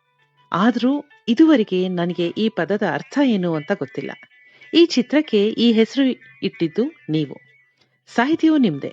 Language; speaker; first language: Kannada; native; Kannada